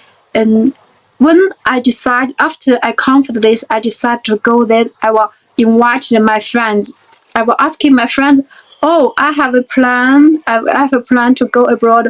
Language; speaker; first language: English; non-native, fluent; Chinese